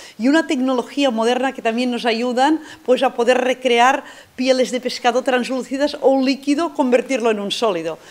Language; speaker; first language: Spanish; non-native, local second language; Catalan